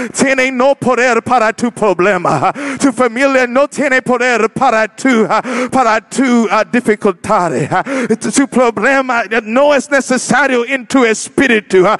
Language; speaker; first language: Spanish; non-native, learner; English